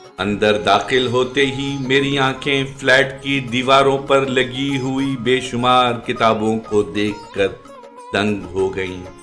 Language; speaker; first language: Urdu; native; Urdu